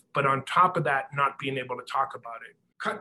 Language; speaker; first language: English; native; English